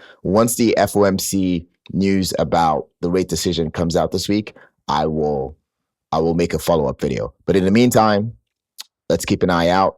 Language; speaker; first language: English; native; English